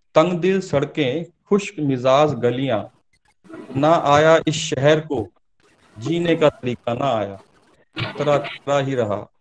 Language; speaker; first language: Hindi; native; Hindi